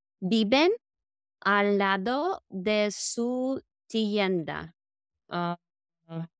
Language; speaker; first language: Spanish; non-native, learner; English